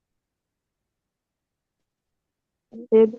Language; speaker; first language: Italian; non-native, learner; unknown